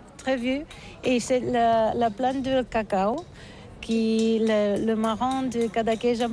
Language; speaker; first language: French; non-native, learner; Catalan